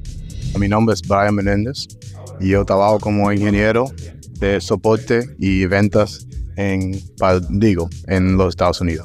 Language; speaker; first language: Spanish; early bilingual, heritage; English